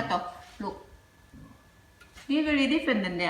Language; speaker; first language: English; non-native, learner; Thai